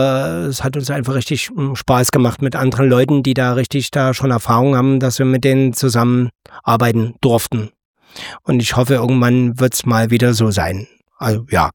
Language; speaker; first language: German; native; German